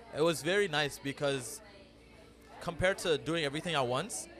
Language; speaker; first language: English; early bilingual, other home language; Amharic